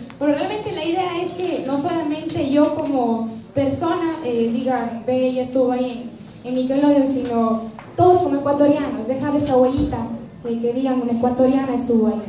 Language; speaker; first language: Spanish; native; Spanish